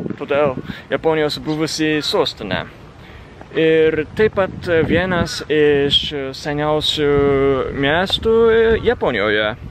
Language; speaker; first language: Lithuanian; non-native, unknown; Japanese